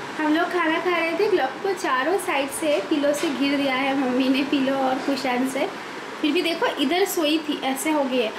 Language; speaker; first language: Hindi; non-native, local second language; Bangla